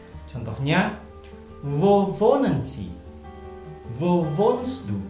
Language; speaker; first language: German; non-native, fluent; Indonesian